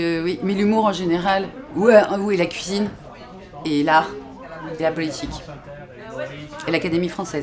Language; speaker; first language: French; native; French